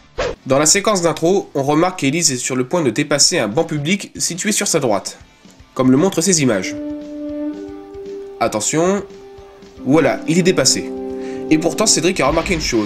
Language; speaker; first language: French; native; French